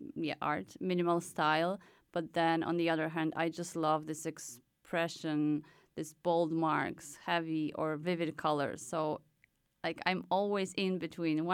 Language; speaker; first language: English; non-native, fluent; Polish